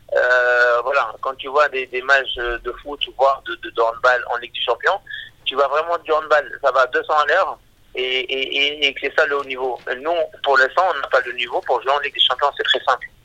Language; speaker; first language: French; non-native, local second language; Arabic